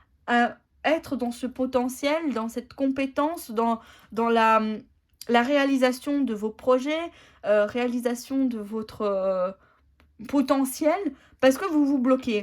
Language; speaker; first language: French; native; French